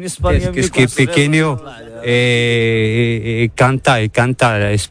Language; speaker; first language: Spanish; non-native, learner; Arabic